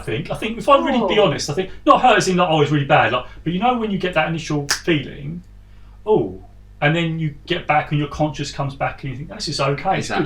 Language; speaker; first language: English; native; English